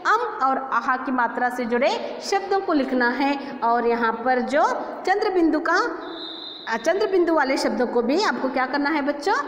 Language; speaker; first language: Hindi; non-native, local second language; Kannada